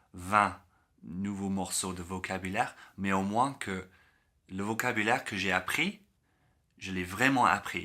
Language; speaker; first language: French; non-native, learner; English